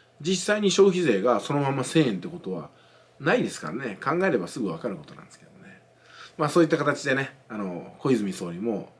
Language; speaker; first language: Japanese; native; Japanese